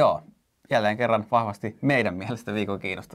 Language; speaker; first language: Finnish; native; Finnish